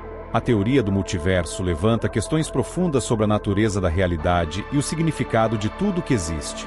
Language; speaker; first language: Portuguese; native; Portuguese